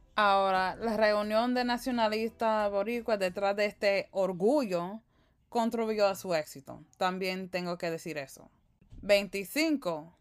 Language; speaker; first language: Spanish; early bilingual, heritage; Spanish